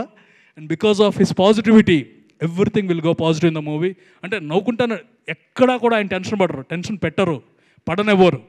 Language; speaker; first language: Telugu; native; Telugu